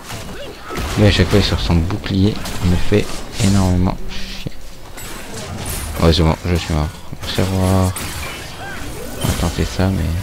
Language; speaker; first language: French; native; French